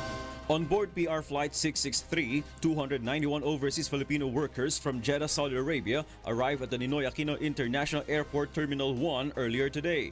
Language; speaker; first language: English; non-native, local second language; Filipino